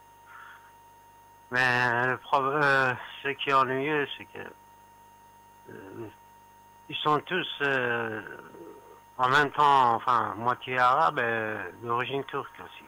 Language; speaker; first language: French; non-native, fluent; Persian